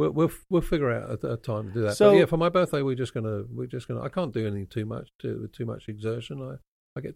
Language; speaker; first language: English; native; English